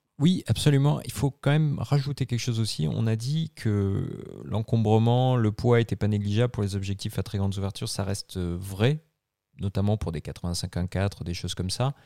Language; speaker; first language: French; native; French